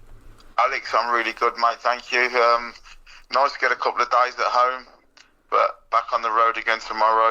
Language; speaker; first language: English; native; English